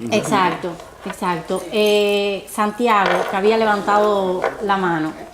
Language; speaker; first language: Spanish; native; Spanish